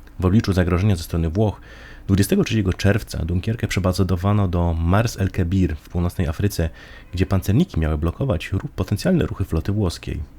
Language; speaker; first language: Polish; native; Polish